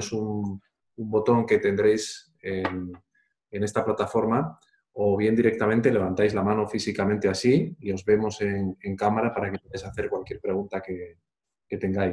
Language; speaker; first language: Spanish; native; Spanish